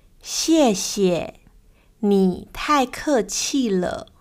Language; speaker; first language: Chinese; non-native, learner; Spanish